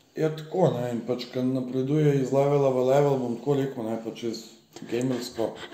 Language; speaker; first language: Slovenian; early bilingual, other home language; Bosnian